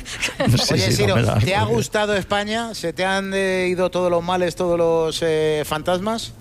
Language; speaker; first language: Spanish; native; Spanish